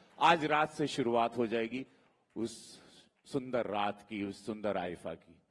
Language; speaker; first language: Hindi; native; Hindi